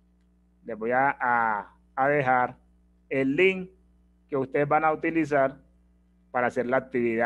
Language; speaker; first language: Spanish; native; Spanish